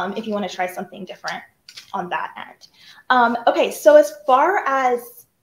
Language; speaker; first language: English; native; English